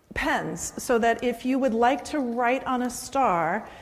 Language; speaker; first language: English; native; English